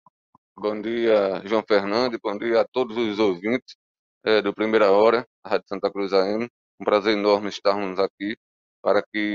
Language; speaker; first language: Portuguese; native; Portuguese